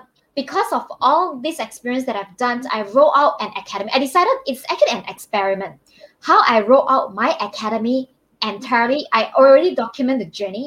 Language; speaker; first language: English; non-native, local second language; Chinese